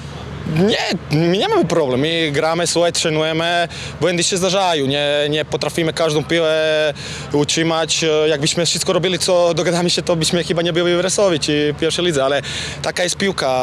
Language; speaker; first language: Polish; non-native, fluent; Croatian